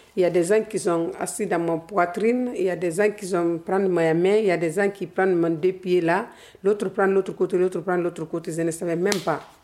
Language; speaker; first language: French; non-native, local second language; Fula